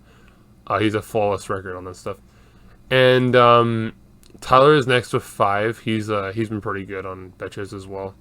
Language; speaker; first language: English; native; English